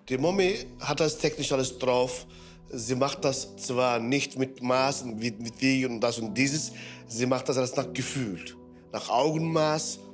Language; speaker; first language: German; non-native, fluent; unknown